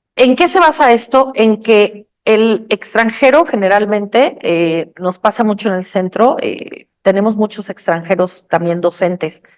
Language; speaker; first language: Spanish; native; Spanish